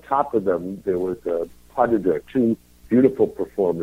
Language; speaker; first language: English; native; English